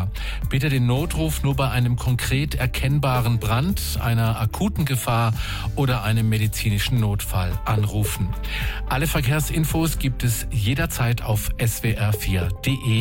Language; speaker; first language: German; native; German